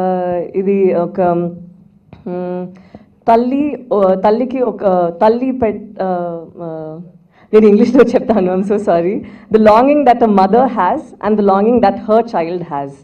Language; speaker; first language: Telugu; non-native, local second language; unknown